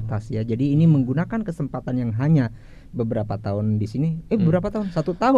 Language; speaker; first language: Indonesian; native; Indonesian